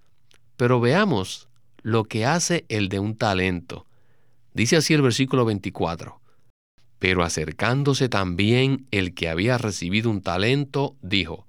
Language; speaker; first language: Spanish; native; Spanish